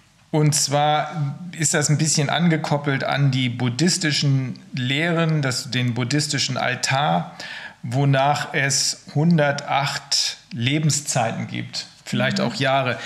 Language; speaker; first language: German; native; German